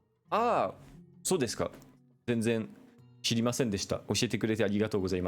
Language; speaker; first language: Japanese; non-native, fluent; French